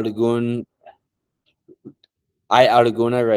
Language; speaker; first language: Spanish; non-native, learner; English